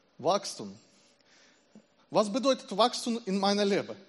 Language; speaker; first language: German; non-native, learner; Ukrainian